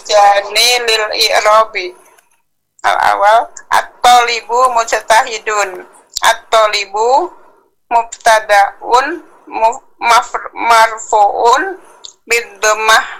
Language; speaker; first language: Arabic; non-native, learner; Indonesian